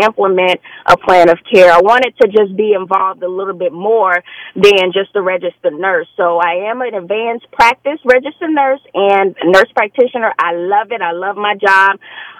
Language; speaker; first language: English; native; English